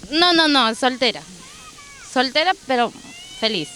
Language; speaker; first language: Spanish; native; Spanish